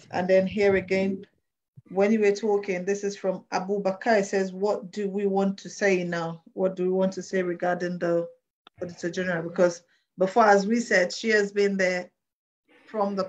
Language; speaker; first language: English; non-native, local second language; Krio